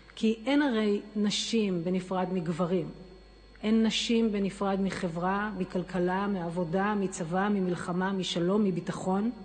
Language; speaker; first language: Hebrew; native; Hebrew